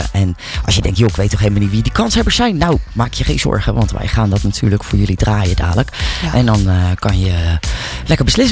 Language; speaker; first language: Dutch; native; Dutch